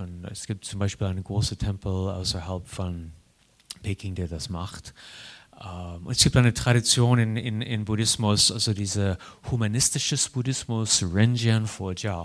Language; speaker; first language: German; non-native, fluent; English